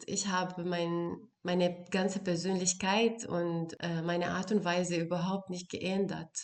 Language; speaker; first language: German; non-native, fluent; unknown